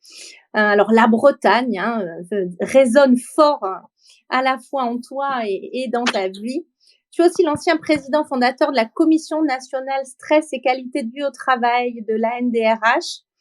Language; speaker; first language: French; native; French